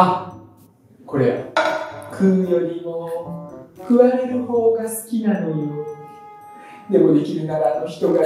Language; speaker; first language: Japanese; early bilingual, other home language; Russian